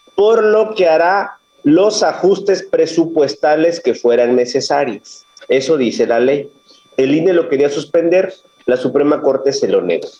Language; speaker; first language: Spanish; native; Spanish